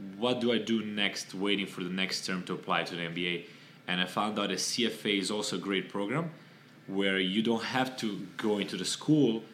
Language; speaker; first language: English; non-native, fluent; Serbian